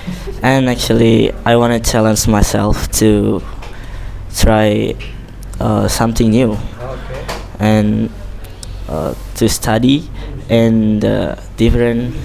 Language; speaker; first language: English; non-native, learner; Indonesian